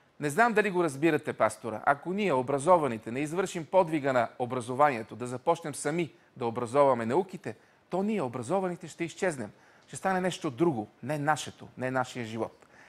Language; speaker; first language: Bulgarian; native; Bulgarian